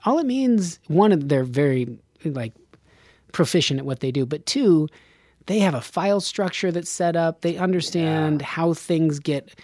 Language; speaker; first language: English; native; English